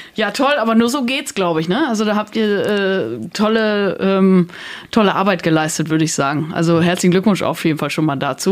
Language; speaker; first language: German; native; German